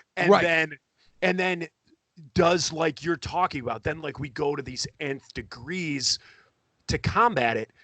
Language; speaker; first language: English; native; English